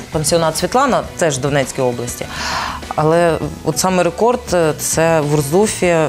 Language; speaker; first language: Ukrainian; native; Ukrainian